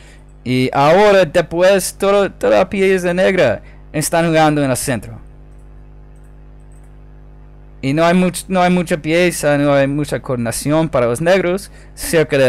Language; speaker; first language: Spanish; non-native, fluent; English